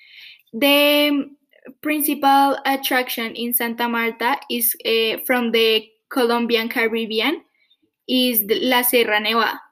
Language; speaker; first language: English; non-native, fluent; Spanish